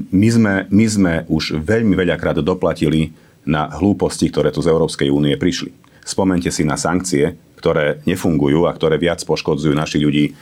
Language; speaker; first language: Slovak; non-native, local second language; Hungarian